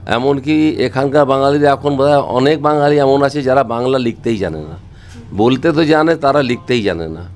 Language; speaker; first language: Bangla; non-native, local second language; Hindi